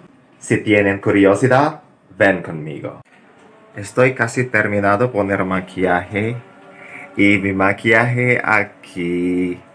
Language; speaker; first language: Spanish; non-native, learner; Indonesian